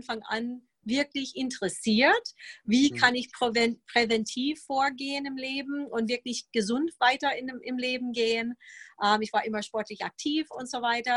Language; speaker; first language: German; non-native, fluent; English